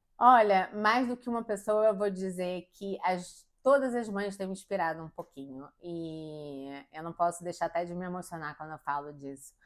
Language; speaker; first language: Portuguese; native; Portuguese